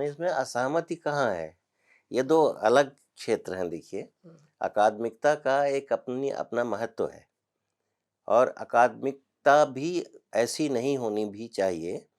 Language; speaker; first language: Hindi; native; Hindi